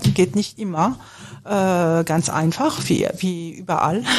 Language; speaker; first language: German; non-native, fluent; French